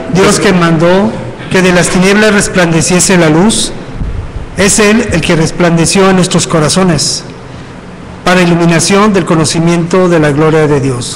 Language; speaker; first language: Spanish; native; Spanish